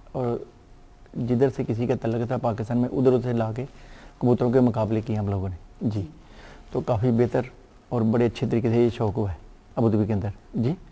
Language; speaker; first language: Urdu; non-native, local second language; Punjabi